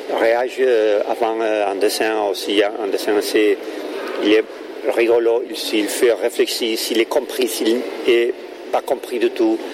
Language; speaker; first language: French; non-native, learner; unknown